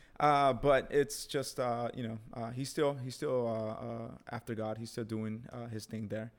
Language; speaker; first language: English; early bilingual, other home language; Spanish